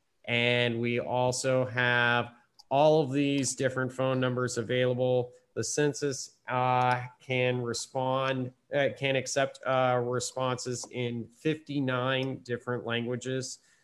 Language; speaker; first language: English; native; English